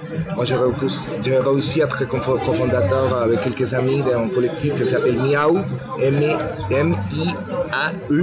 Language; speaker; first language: French; non-native, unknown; Spanish